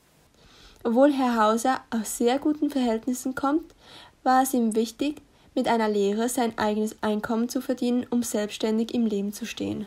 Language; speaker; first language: German; native; German